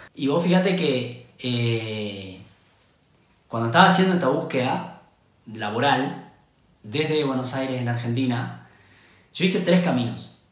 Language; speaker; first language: Spanish; native; Spanish